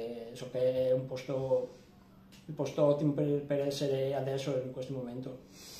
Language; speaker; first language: Italian; non-native, learner; Spanish